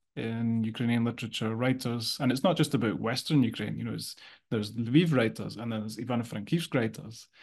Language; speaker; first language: English; native; English